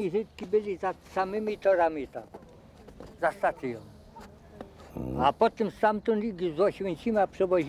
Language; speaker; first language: Polish; native; Polish